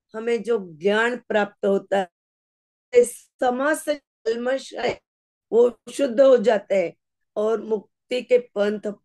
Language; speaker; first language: Hindi; non-native, local second language; Marathi